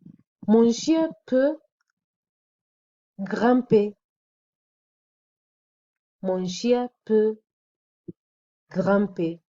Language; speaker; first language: French; non-native, fluent; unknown